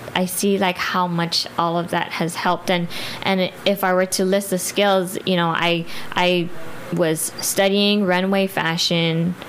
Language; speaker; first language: English; early bilingual, other home language; Filipino